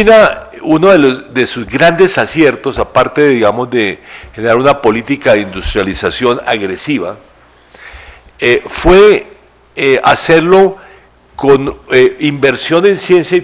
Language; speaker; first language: Spanish; native; Spanish